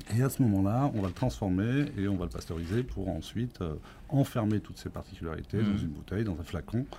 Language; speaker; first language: French; native; French